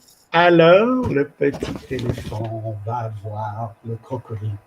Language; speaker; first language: French; non-native, fluent; English